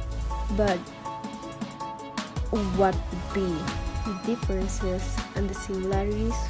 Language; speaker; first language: English; non-native, fluent; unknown